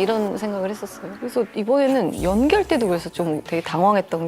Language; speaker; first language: Korean; native; Korean